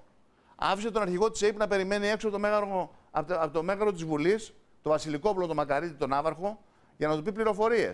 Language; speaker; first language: Greek; native; Greek